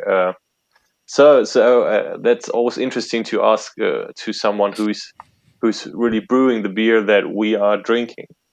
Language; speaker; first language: English; non-native, fluent; German